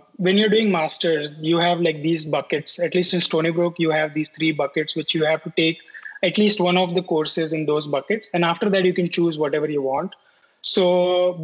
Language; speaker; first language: English; non-native, local second language; Hindi